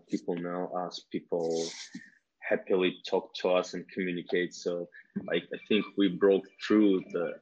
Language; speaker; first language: English; non-native, fluent; Russian